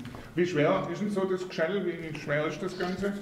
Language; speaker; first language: German; native; German